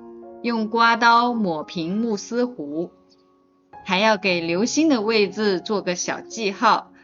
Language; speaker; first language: Chinese; native; Chinese